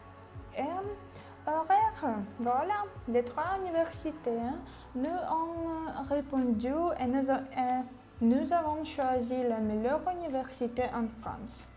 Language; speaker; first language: French; non-native, learner; Ukrainian